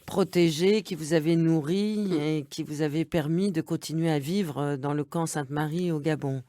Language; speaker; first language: French; native; French